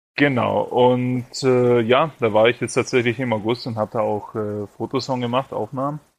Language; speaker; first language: German; early bilingual, other home language; Romanian